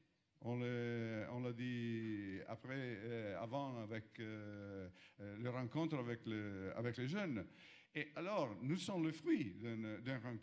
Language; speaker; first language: French; non-native, fluent; Italian